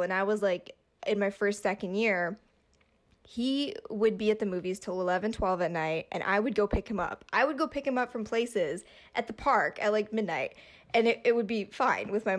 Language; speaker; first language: English; native; English